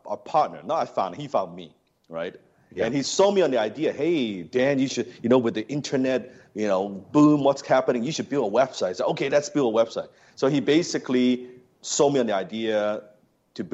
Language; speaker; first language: English; non-native, local second language; Cantonese